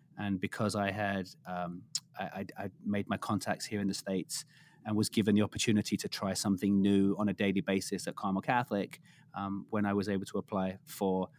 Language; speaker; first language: English; native; English